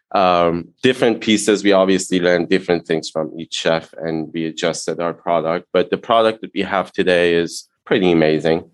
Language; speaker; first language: English; non-native, fluent; Persian